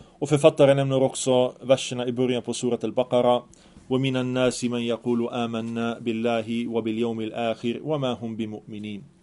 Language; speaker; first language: Swedish; early bilingual, other home language; Arabic